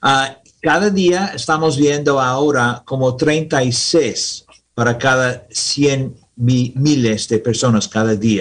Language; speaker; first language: Spanish; non-native, learner; English